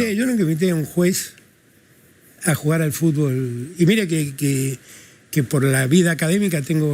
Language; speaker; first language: Spanish; native; Spanish